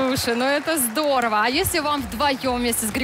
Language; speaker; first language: Russian; native; Russian